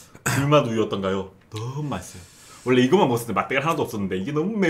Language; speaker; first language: Korean; native; Korean